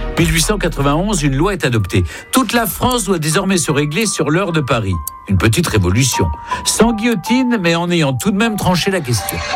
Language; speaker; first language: French; native; French